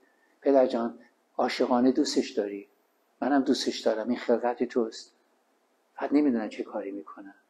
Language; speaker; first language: Persian; native; Persian